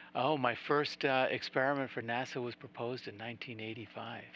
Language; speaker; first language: English; native; English